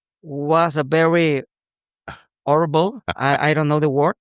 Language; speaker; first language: English; non-native, local second language; Spanish